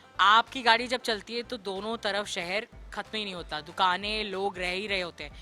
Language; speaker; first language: Hindi; native; Hindi